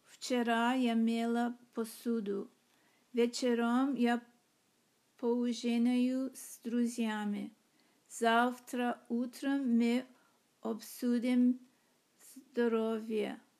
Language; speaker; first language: Russian; non-native, learner; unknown